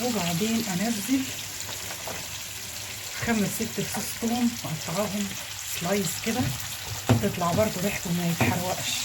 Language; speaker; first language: Arabic; native; Arabic